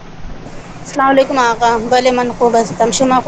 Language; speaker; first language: Persian; non-native, learner; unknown